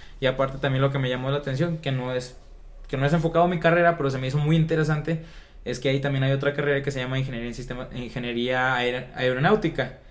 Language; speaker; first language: Spanish; native; Spanish